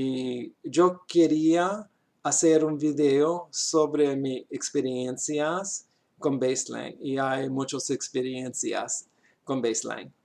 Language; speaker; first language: Spanish; non-native, learner; English